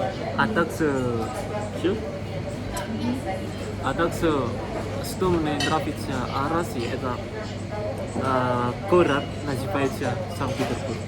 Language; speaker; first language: Russian; non-native, learner; Indonesian